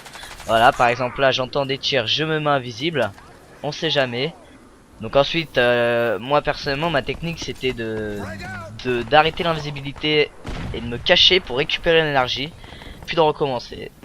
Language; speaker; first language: French; native; French